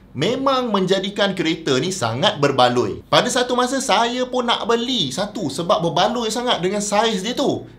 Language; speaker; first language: Malay; native; Malay